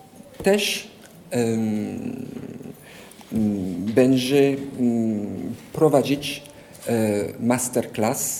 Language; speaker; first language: Polish; non-native, fluent; French